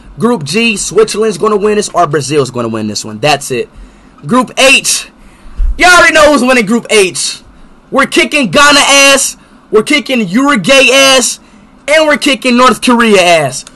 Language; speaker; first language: English; native; English